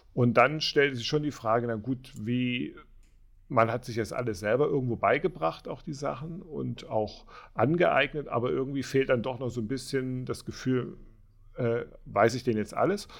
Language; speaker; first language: German; native; German